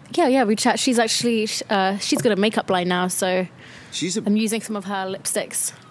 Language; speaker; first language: English; native; English